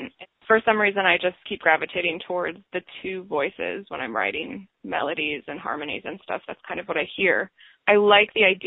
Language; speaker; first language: English; native; English